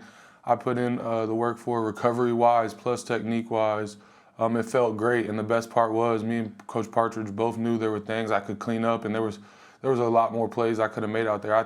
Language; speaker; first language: English; native; English